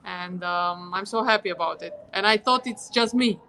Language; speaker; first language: English; non-native, fluent; Romanian